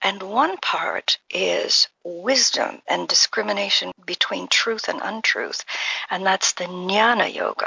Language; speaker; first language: English; native; English